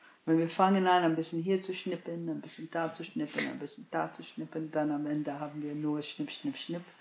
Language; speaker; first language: German; non-native, fluent; English